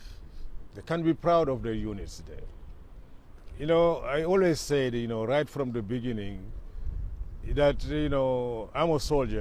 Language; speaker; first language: English; non-native, fluent; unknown